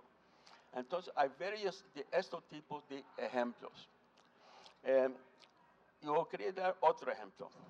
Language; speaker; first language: Spanish; non-native, fluent; English